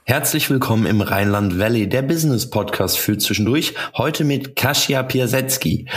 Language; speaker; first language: German; native; German